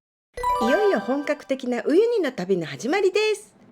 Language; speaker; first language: Japanese; native; Japanese